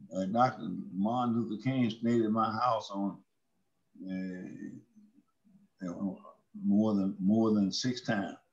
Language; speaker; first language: English; native; English